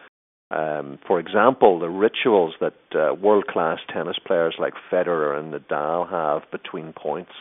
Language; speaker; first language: English; native; English